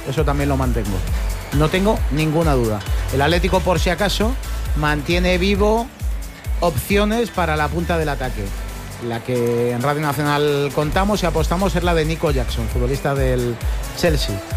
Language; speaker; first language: Spanish; native; Spanish